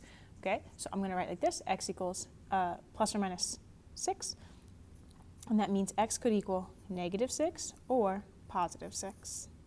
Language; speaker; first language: English; native; English